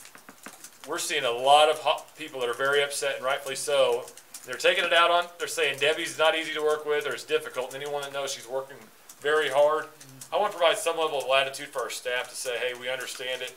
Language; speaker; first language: English; native; English